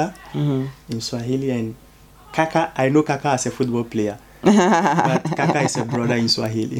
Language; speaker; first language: English; non-native, local second language; Ewe